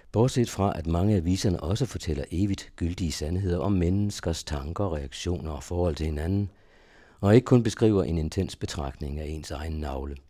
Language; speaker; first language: Danish; native; Danish